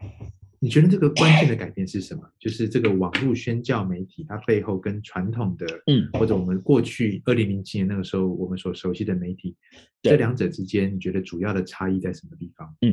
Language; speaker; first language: Chinese; native; Chinese